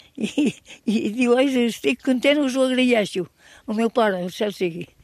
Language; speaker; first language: Catalan; native; Catalan